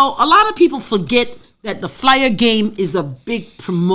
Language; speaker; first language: English; native; English